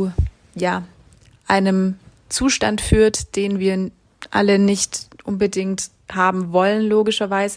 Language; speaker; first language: German; native; German